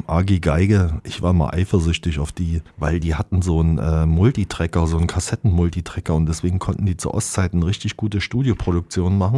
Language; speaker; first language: German; native; German